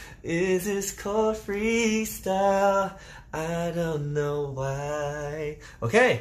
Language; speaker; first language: English; early bilingual, other home language; Korean